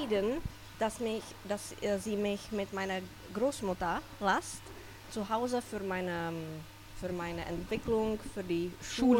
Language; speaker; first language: German; non-native, learner; Czech